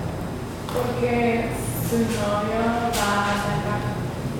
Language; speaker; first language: Spanish; non-native, learner; English